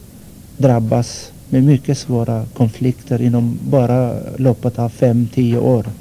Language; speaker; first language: Swedish; non-native, fluent; Armenian